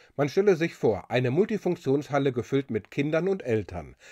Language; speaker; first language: German; native; German